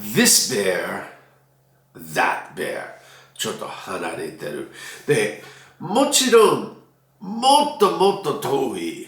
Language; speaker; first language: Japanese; non-native, fluent; English